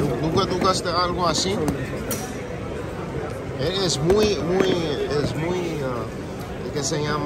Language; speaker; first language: Spanish; early bilingual, heritage; English